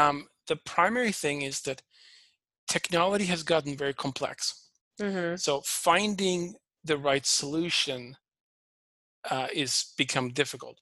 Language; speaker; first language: English; non-native, fluent; Swedish